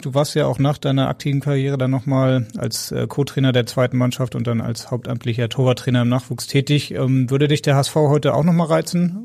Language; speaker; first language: German; native; German